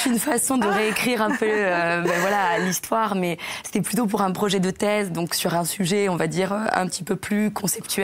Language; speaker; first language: French; native; French